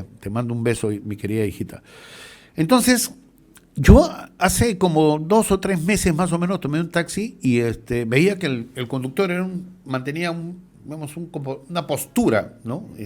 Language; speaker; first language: Spanish; native; Spanish